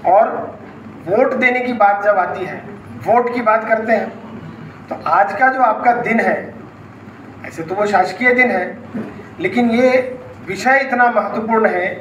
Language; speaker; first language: Hindi; non-native, local second language; Marathi